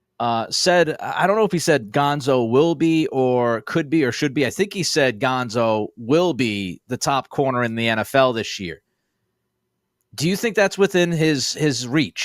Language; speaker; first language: English; native; English